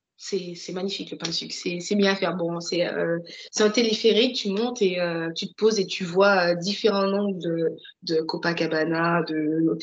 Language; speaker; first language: French; native; French